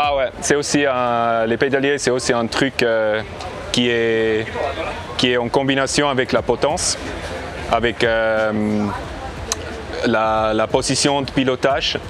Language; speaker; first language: French; non-native, learner; English